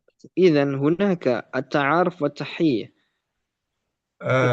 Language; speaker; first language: Arabic; non-native, learner; Indonesian